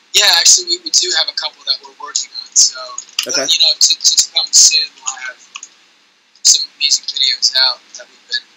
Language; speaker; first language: English; native; English